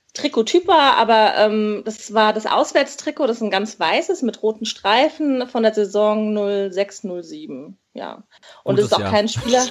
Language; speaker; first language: German; native; German